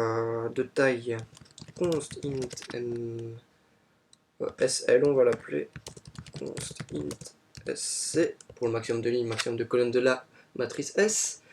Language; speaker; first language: French; native; French